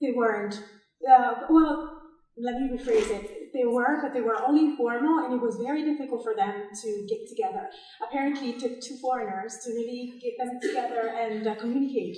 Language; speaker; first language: English; non-native, fluent; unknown